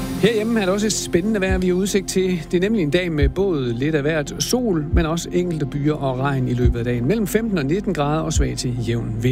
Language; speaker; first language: Danish; native; Danish